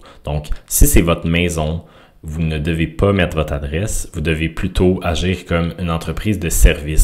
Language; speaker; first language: French; native; French